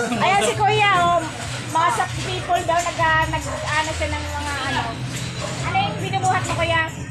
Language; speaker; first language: Filipino; non-native, local second language; Cebuano